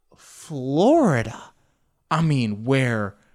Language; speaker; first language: English; early bilingual, other home language; Spanish